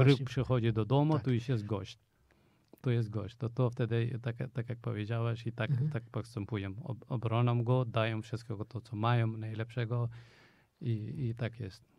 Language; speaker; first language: Polish; non-native, fluent; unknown